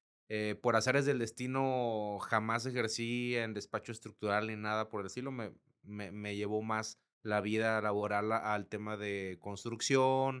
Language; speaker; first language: Spanish; native; Spanish